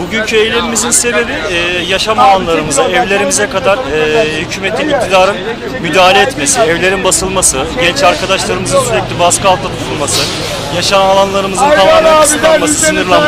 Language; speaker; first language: Turkish; native; Turkish